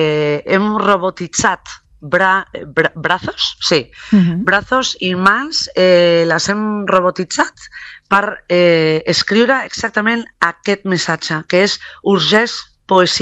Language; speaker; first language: Catalan; non-native, local second language; Spanish